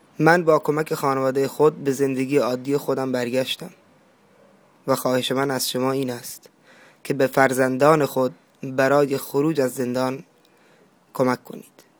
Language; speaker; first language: Persian; non-native, local second language; Baluchi